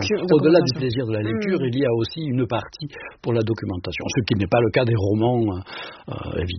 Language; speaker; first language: French; native; French